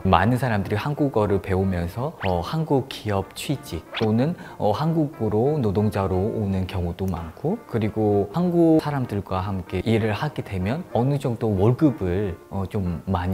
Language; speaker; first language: Korean; non-native, fluent; Khmer